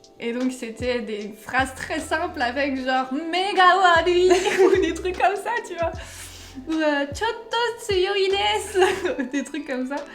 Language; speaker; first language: French; native; French